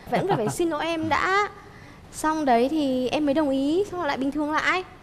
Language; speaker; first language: Vietnamese; native; Vietnamese